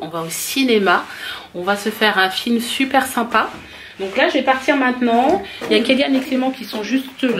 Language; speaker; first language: French; native; French